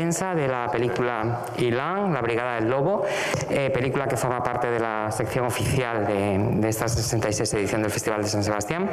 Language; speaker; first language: Spanish; native; Spanish